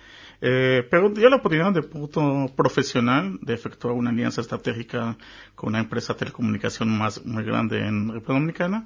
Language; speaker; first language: Spanish; early bilingual, heritage; Spanish